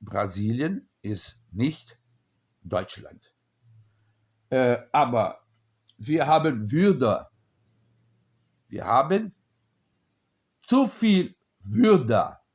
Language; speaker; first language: German; non-native, learner; Portuguese